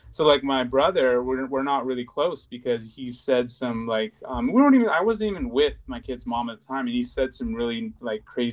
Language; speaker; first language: English; native; English